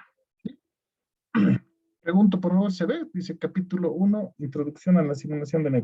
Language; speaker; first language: Spanish; native; Spanish